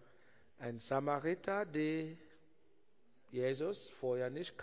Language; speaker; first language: German; non-native, learner; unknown